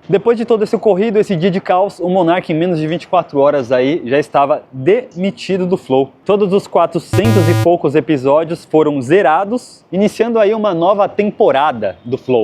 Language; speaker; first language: Portuguese; native; Portuguese